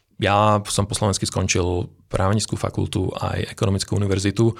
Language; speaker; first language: Slovak; non-native, local second language; Hungarian